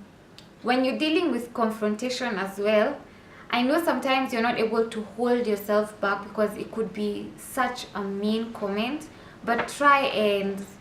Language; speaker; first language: English; non-native, local second language; Swahili